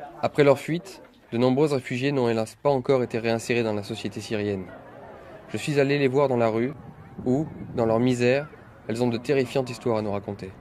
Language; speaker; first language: French; native; French